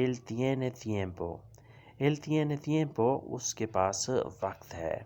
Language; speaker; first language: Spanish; non-native, learner; Urdu